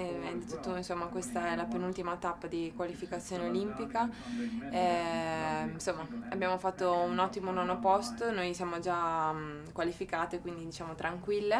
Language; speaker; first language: Italian; native; Italian